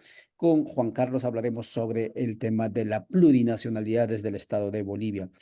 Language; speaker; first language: Spanish; native; Spanish